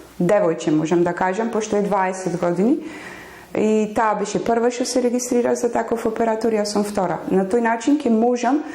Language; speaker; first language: Macedonian; native; Macedonian